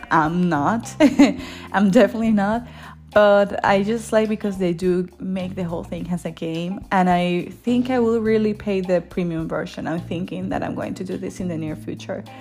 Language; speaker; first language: English; non-native, fluent; Spanish